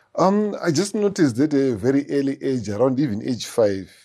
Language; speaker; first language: English; non-native, local second language; Shona